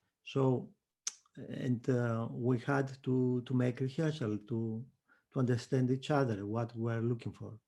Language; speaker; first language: English; non-native, fluent; Greek